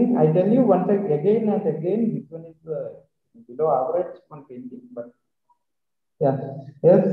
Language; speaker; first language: English; non-native, learner; Malayalam